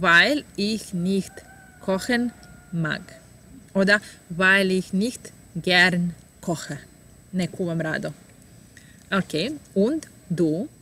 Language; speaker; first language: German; non-native, fluent; Serbian